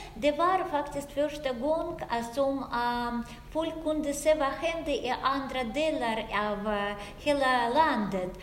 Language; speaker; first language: Swedish; non-native, fluent; Russian